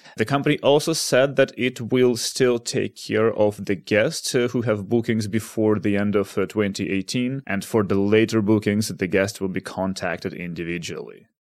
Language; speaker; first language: English; non-native, fluent; Ukrainian